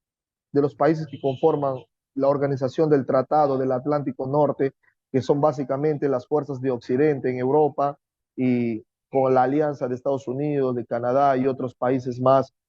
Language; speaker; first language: Spanish; native; Spanish